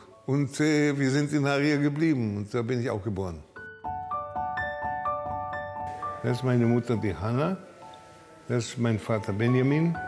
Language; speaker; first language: German; early bilingual, heritage; German